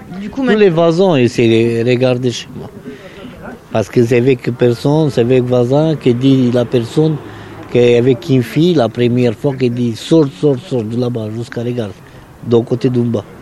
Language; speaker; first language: French; non-native, learner; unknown